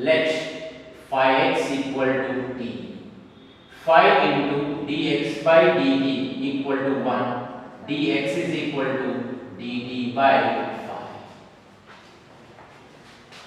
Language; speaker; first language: English; non-native, local second language; Kannada